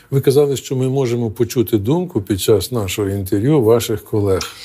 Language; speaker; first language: Ukrainian; native; Ukrainian